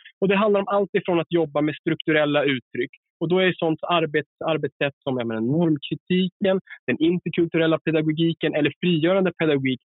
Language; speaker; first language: Swedish; native; Swedish